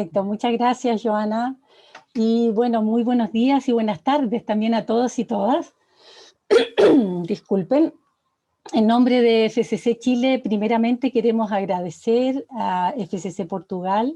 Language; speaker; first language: Spanish; native; Spanish